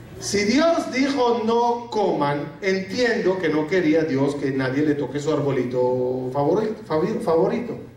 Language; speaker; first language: Spanish; non-native, fluent; Arabic